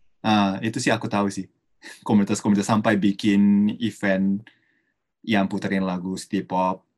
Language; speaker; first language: Indonesian; non-native, fluent; Japanese